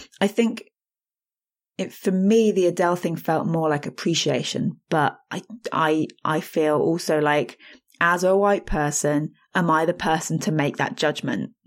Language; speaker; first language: English; native; English